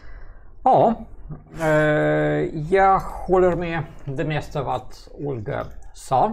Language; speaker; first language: Swedish; non-native, fluent; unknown